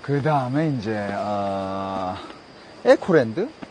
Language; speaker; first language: Korean; native; Korean